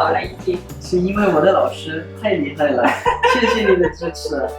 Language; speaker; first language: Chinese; non-native, learner; French